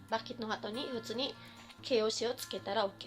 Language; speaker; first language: Japanese; non-native, fluent; Filipino